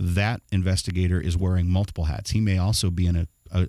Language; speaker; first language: English; native; English